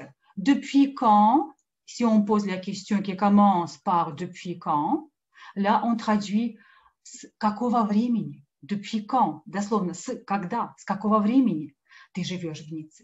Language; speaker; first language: French; non-native, fluent; Russian